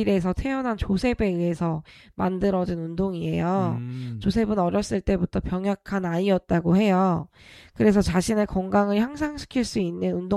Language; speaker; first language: Korean; native; Korean